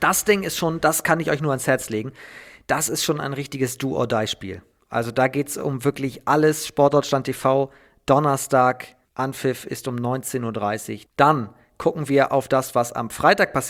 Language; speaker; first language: German; native; German